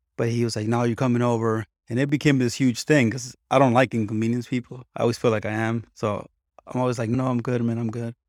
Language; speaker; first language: English; early bilingual, other home language; Spanish